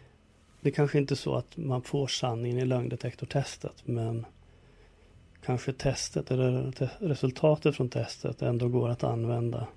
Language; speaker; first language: Swedish; native; Swedish